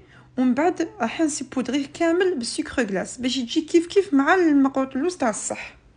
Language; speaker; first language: Arabic; native; Arabic